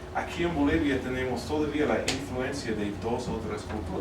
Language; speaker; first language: Spanish; non-native, fluent; English